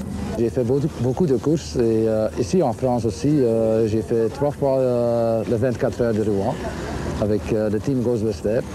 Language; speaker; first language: French; non-native, local second language; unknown